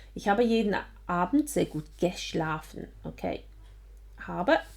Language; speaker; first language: German; non-native, fluent; English